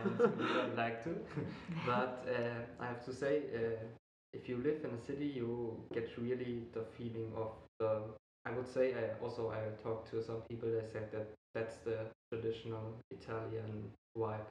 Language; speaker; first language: English; non-native, fluent; German